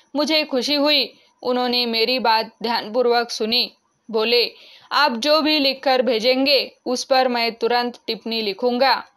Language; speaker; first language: Hindi; non-native, local second language; Marathi